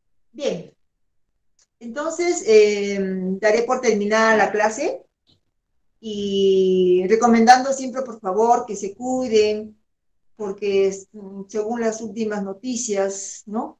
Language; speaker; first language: Spanish; native; Spanish